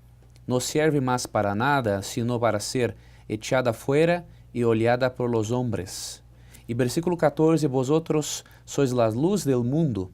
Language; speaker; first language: Spanish; non-native, fluent; Portuguese